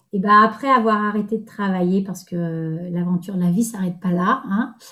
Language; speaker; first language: French; native; French